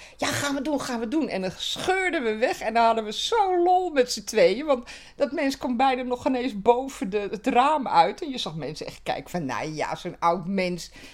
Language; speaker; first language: Dutch; native; Dutch